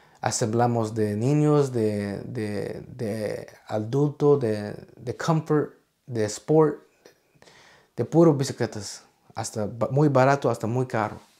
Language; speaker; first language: Spanish; early bilingual, heritage; Spanish